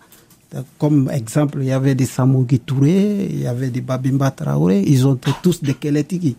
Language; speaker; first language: French; non-native, local second language; Bambara